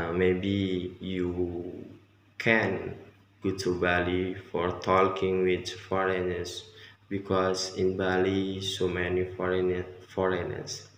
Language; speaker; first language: English; non-native, learner; Indonesian